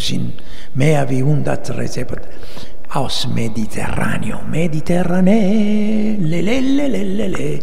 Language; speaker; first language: German; non-native, learner; Italian